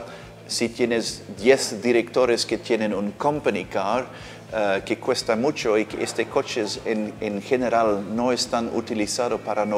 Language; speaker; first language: Spanish; non-native, fluent; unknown